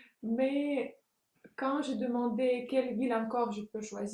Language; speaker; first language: French; non-native, fluent; Russian